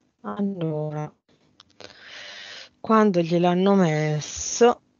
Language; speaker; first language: Italian; native; Italian